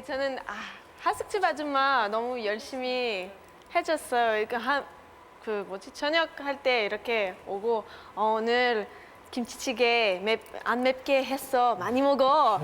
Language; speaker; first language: Korean; non-native, fluent; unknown